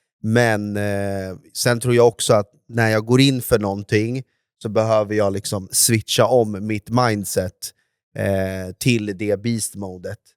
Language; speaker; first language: Swedish; native; Swedish